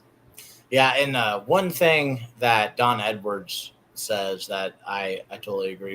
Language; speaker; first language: English; native; English